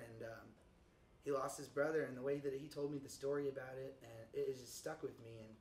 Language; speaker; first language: English; native; English